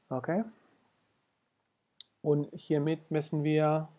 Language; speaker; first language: German; non-native, fluent; Spanish